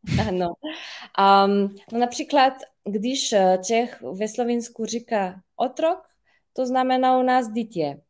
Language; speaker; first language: Czech; non-native, fluent; Slovenian